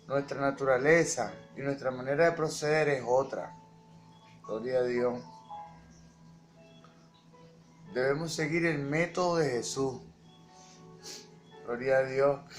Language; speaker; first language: Spanish; native; Spanish